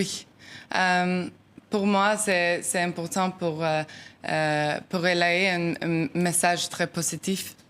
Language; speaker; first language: French; non-native, learner; Norwegian